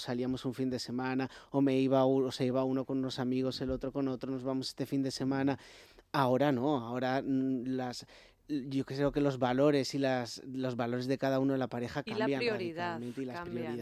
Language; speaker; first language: Spanish; native; Spanish